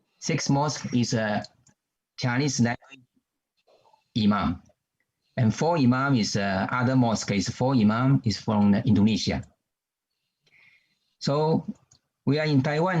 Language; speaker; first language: English; non-native, learner; Chinese